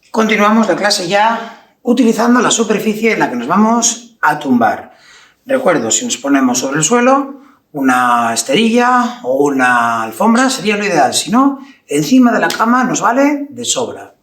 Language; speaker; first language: Spanish; native; Spanish